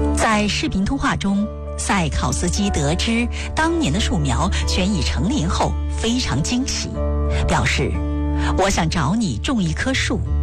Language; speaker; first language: Chinese; native; Chinese